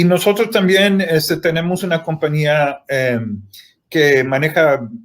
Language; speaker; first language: Spanish; early bilingual, heritage; Spanish